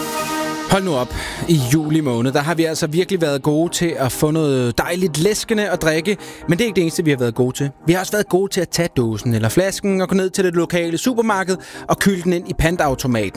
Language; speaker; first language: Danish; native; Danish